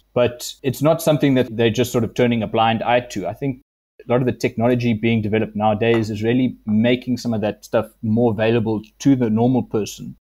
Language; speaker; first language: English; native; English